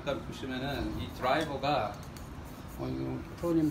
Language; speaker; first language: Korean; native; Korean